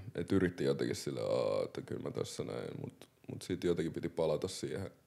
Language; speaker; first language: Finnish; native; Finnish